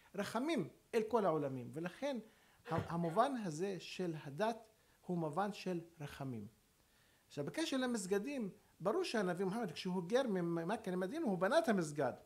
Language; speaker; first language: Hebrew; non-native, local second language; Arabic